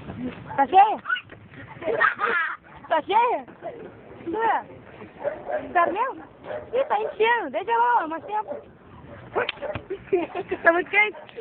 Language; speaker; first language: Portuguese; native; Portuguese